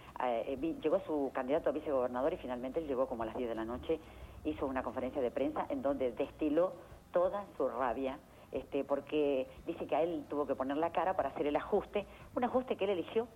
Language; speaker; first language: Spanish; native; Spanish